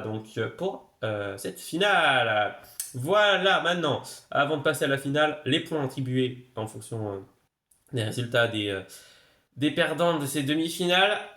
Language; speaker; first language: French; native; French